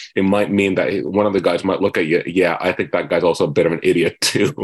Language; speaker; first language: English; non-native, fluent; Finnish